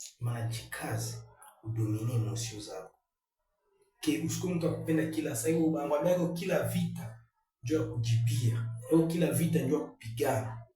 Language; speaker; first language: Swahili; native; Swahili